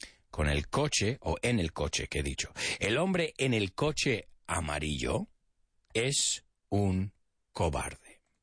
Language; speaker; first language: Spanish; non-native, fluent; English